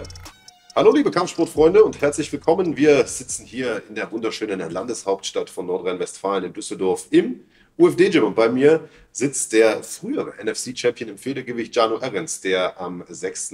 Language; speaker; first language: German; native; German